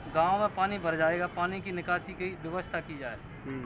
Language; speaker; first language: Hindi; native; Hindi